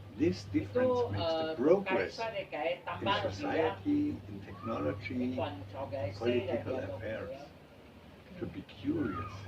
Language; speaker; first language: English; non-native, fluent; German